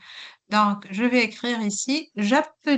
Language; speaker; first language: French; non-native, local second language; Arabic